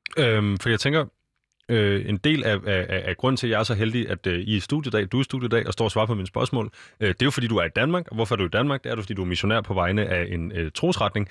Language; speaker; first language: Danish; native; Danish